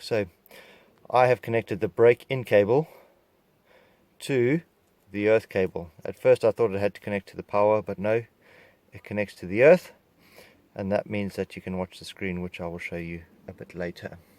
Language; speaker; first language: English; native; English